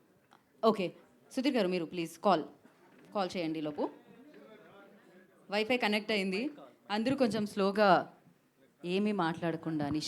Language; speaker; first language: Telugu; native; Telugu